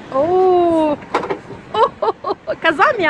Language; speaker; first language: Turkish; native; Turkish